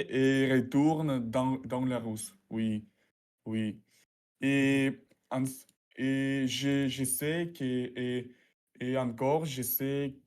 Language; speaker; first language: French; non-native, learner; Russian